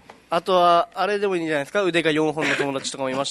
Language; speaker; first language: Japanese; native; Japanese